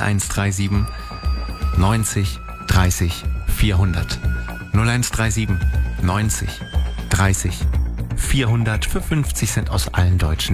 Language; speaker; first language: German; native; German